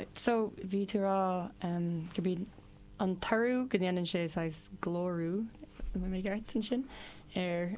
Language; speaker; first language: Irish; non-native, local second language; English